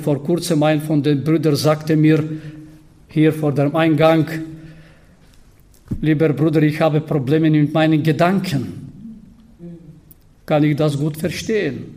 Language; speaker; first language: German; non-native, fluent; Bulgarian